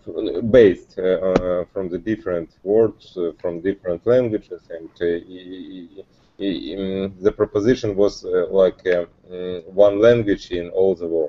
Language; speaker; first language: English; non-native, learner; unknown